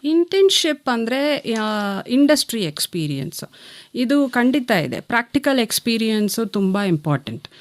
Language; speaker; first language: Kannada; native; Kannada